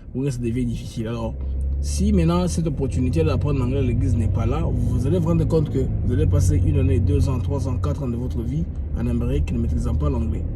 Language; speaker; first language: French; non-native, local second language; Lingala